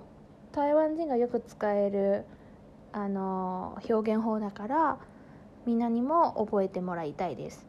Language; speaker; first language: Japanese; non-native, fluent; Chinese